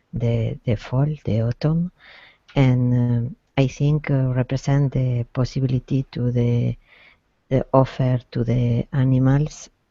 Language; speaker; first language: English; non-native, learner; Spanish